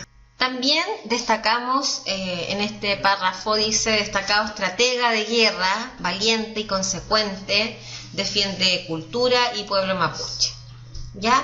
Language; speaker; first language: Spanish; native; Spanish